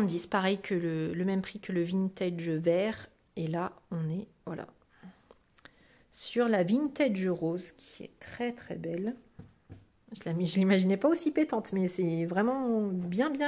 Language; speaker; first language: French; native; French